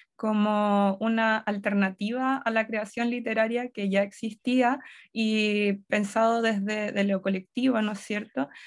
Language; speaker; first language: Spanish; native; Spanish